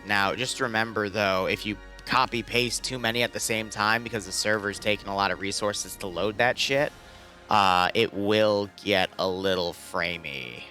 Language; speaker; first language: English; native; English